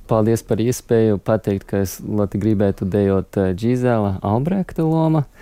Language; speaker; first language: Latvian; non-native, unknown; English